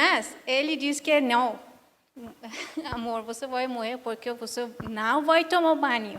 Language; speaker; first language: Portuguese; non-native, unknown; Persian